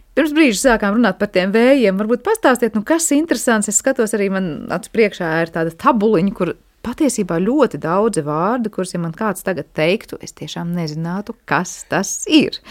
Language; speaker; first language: Latvian; native; Latvian